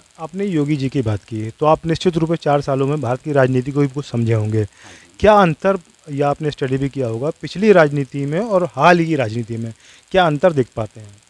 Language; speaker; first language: Hindi; native; Hindi